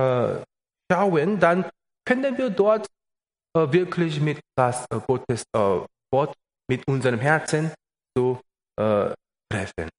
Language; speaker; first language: German; non-native, learner; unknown